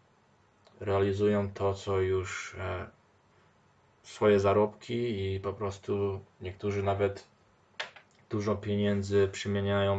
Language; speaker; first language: Polish; early bilingual, heritage; Polish